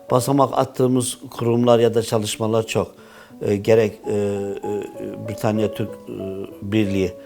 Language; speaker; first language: Turkish; early bilingual, heritage; Turkish